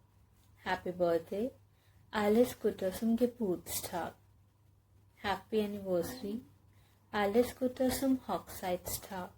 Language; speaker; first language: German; non-native, learner; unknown